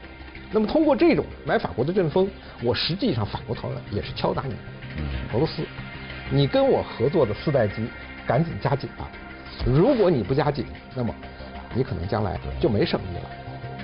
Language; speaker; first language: Chinese; native; Chinese